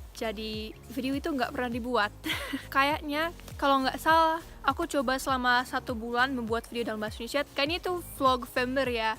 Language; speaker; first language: Indonesian; non-native, fluent; English